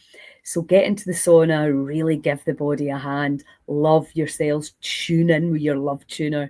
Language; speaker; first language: English; native; English